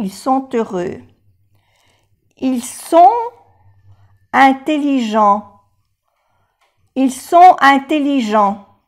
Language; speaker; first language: French; non-native, fluent; Spanish